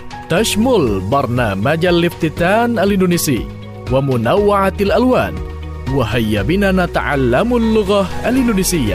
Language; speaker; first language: Arabic; non-native, fluent; Indonesian